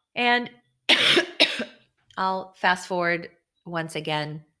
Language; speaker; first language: English; early bilingual, other home language; Hebrew